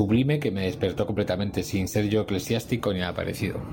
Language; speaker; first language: Spanish; native; Spanish